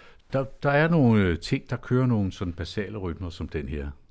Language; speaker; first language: Danish; native; Danish